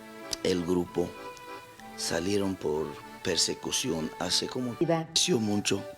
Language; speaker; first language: Spanish; non-native, local second language; Plautdietsch